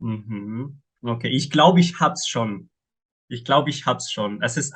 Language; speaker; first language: German; non-native, fluent; Arabic